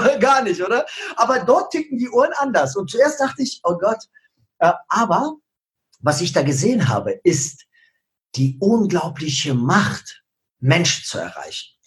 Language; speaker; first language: German; early bilingual, other home language; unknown